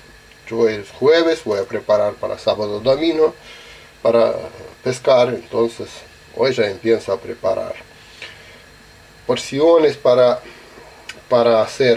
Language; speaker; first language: Spanish; non-native, learner; Russian